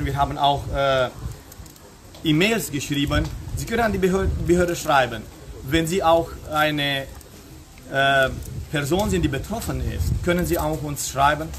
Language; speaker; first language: German; non-native, fluent; Romanian